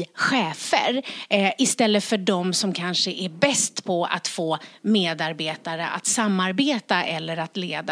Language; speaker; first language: Swedish; native; Swedish